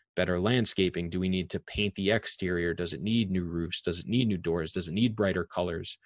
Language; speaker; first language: English; native; English